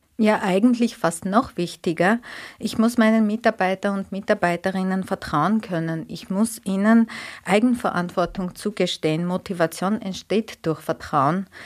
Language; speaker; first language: German; non-native, fluent; Armenian